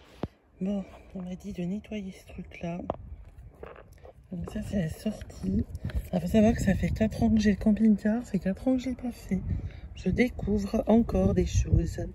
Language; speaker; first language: French; native; French